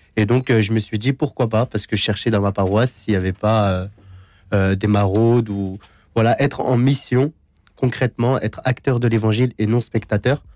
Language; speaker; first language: French; early bilingual, other home language; Syriac